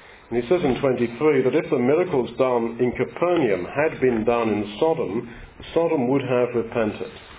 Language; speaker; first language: English; native; English